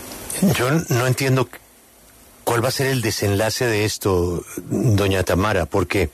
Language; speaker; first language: Spanish; native; Spanish